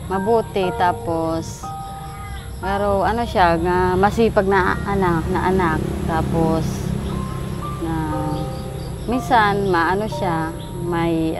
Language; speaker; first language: Filipino; non-native, local second language; Bikol